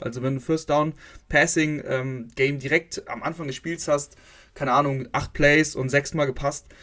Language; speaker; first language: German; native; German